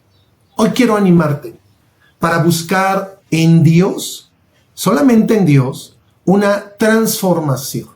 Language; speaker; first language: Spanish; native; Spanish